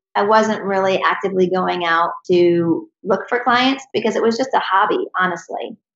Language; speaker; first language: English; native; English